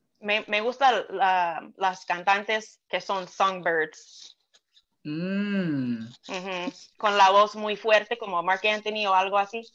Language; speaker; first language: Spanish; non-native, fluent; English